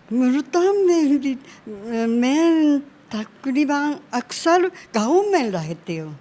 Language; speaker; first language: Urdu; non-native, learner; Japanese